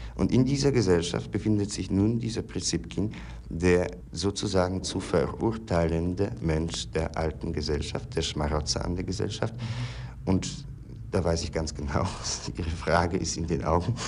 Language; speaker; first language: German; non-native, fluent; Polish